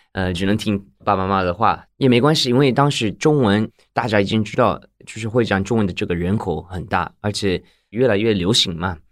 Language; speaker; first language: Chinese; non-native, fluent; Japanese